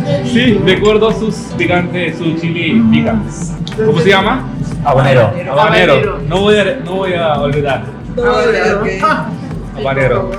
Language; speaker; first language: Spanish; non-native, learner; Hindi